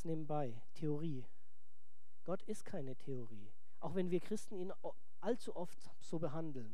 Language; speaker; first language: German; native; German